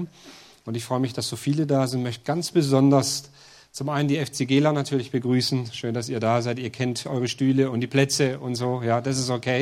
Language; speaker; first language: German; native; German